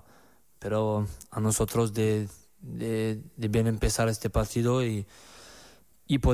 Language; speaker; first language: Spanish; non-native, learner; French